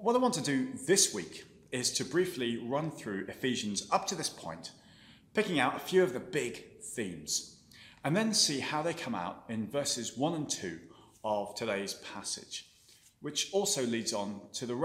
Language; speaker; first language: English; native; English